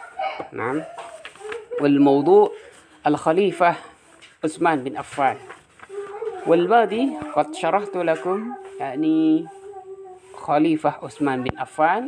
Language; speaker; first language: Arabic; non-native, fluent; Indonesian